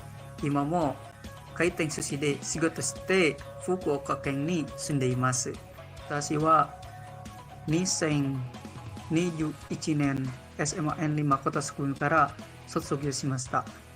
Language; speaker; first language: Japanese; non-native, learner; Indonesian